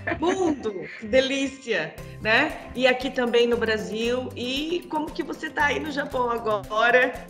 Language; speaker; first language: Portuguese; native; Portuguese